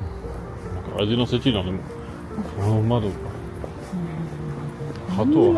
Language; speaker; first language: Japanese; non-native, learner; French